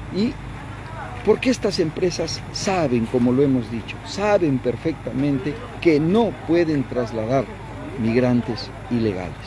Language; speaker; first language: Spanish; native; Spanish